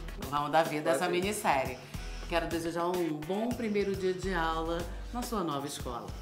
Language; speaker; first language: Portuguese; native; Portuguese